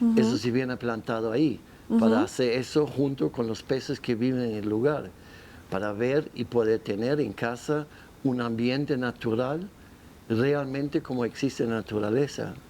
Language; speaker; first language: Spanish; non-native, fluent; German